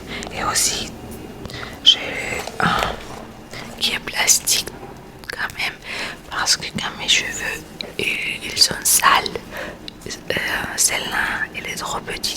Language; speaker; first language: French; non-native, learner; Spanish